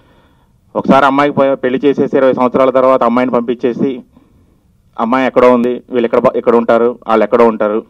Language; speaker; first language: Telugu; native; Telugu